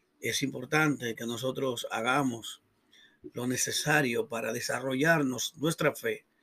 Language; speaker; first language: Spanish; native; Spanish